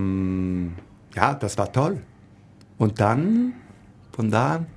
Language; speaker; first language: German; non-native, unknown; Italian